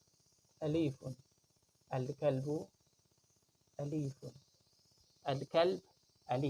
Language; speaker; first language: Arabic; non-native, fluent; Indonesian